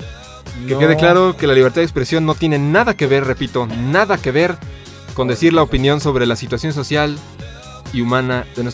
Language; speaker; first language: Spanish; native; Spanish